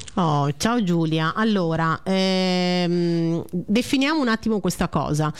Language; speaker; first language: Italian; native; Italian